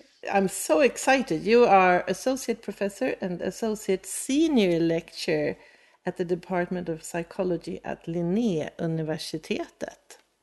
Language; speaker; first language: English; non-native, fluent; Swedish